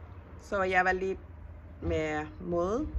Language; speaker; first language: Danish; non-native, fluent; Spanish